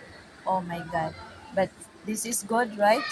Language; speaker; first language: English; non-native, local second language; Filipino